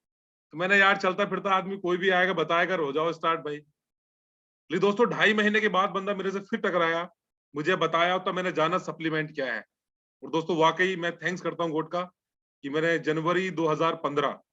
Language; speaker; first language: Hindi; native; Hindi